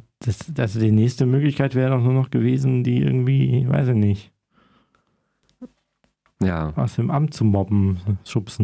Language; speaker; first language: German; native; German